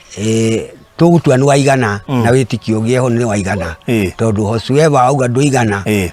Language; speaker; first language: Kikuyu; native; Kikuyu